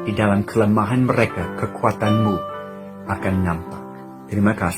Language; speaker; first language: Indonesian; non-native, fluent; English